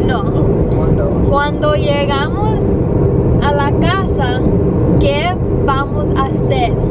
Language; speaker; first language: Spanish; early bilingual, heritage; Spanish